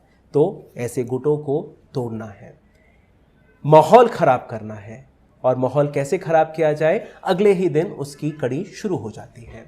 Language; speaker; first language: Hindi; native; Hindi